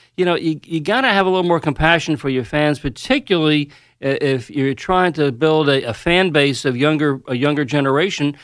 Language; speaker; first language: English; native; English